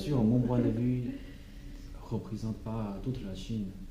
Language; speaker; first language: French; non-native, learner; Chinese